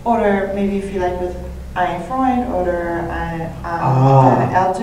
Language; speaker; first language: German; non-native, learner; English